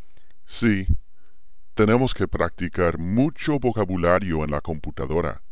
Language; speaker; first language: Spanish; non-native, learner; English